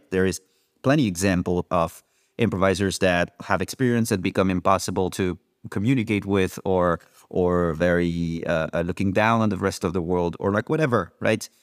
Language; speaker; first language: English; non-native, fluent; French